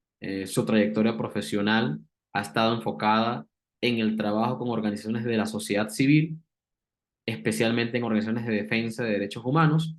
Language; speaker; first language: Spanish; native; Spanish